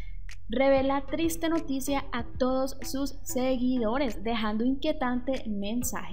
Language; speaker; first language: Spanish; native; Spanish